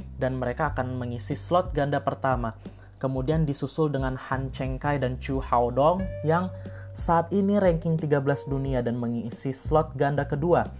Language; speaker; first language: Indonesian; native; Indonesian